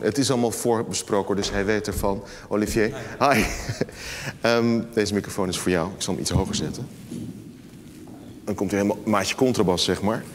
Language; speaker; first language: Dutch; native; Dutch